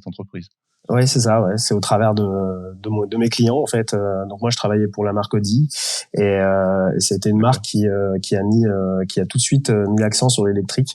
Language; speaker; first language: French; native; French